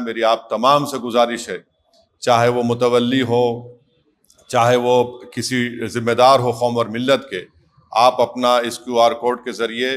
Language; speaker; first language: Hindi; native; Hindi